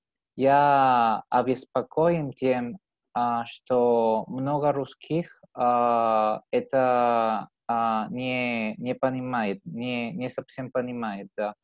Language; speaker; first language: Russian; non-native, learner; Spanish